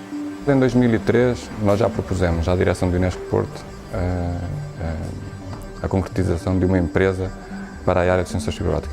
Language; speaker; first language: Portuguese; native; Portuguese